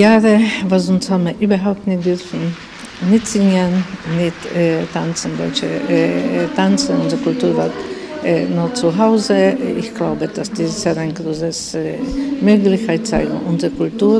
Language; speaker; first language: German; early bilingual, heritage; German